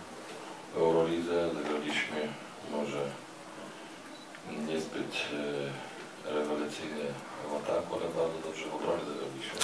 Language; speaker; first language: Polish; non-native, fluent; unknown